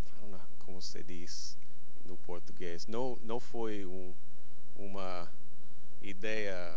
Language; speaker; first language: Portuguese; non-native, learner; English